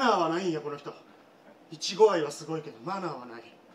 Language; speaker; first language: Japanese; native; Japanese